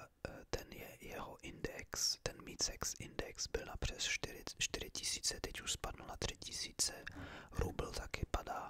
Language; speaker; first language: Czech; early bilingual, heritage; English